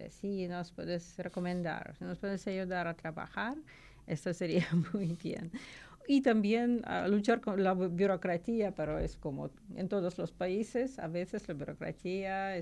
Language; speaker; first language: Spanish; non-native, learner; Ukrainian